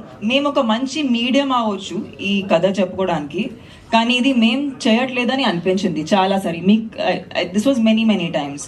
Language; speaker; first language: Telugu; non-native, fluent; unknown